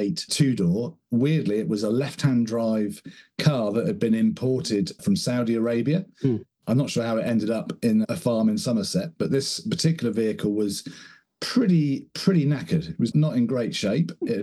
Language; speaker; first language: English; native; English